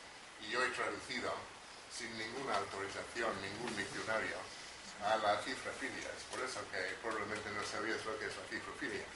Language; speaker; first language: Spanish; non-native, fluent; English